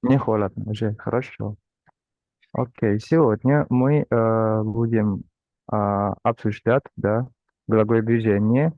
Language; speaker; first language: Russian; non-native, fluent; Indonesian